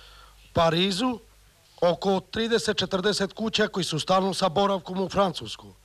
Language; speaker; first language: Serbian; non-native, local second language; Romany